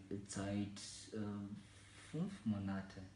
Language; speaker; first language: German; non-native, learner; Swahili